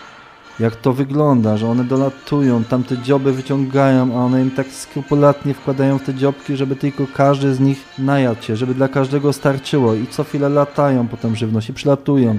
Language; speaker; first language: Polish; native; Polish